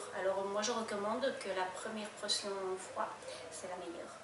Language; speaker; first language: French; non-native, fluent; Spanish